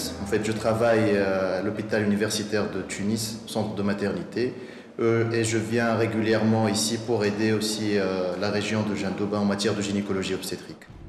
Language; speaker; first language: French; non-native, local second language; Arabic